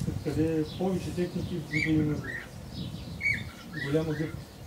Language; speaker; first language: Bulgarian; non-native, learner; Russian